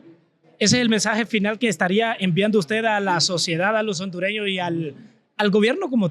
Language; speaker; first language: Spanish; native; Spanish